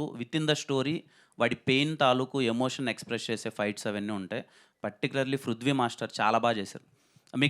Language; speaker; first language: Telugu; native; Telugu